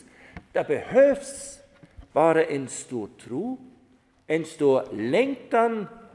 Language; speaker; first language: Swedish; non-native, fluent; German